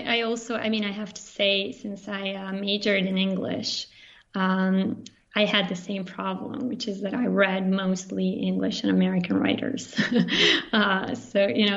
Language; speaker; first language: English; non-native, fluent; Serbian